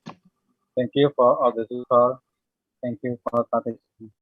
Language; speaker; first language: English; non-native, learner; Indonesian